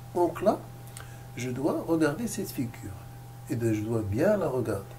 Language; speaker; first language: French; non-native, local second language; Arabic